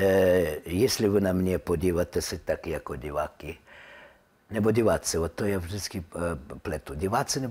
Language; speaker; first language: Czech; non-native, learner; Russian